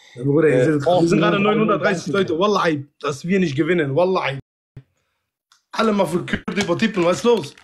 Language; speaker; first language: German; non-native, fluent; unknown